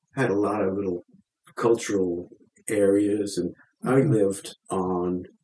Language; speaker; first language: English; native; English